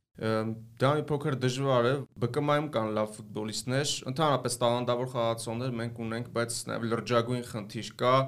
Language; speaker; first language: Armenian; native; Armenian